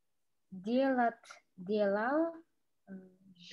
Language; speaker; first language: Russian; non-native, learner; Indonesian